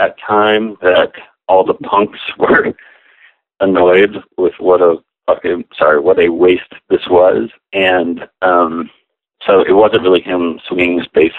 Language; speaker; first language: English; native; English